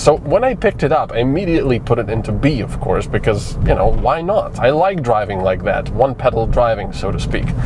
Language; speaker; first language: English; non-native, fluent; Slovenian